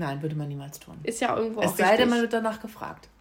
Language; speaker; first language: German; native; German